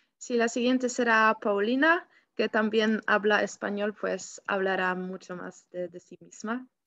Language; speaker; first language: Spanish; non-native, fluent; Polish